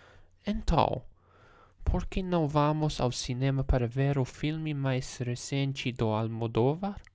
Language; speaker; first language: Portuguese; non-native, learner; English